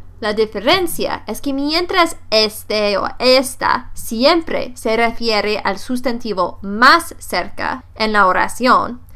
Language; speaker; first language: Spanish; non-native, fluent; English